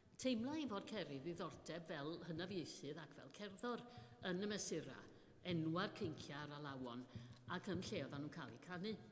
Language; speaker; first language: Welsh; native; Welsh